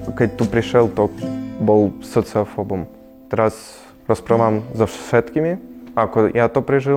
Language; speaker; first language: Slovak; non-native, learner; Ukrainian